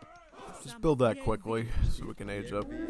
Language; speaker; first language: English; native; English